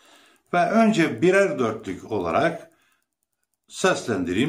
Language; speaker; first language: Turkish; native; Turkish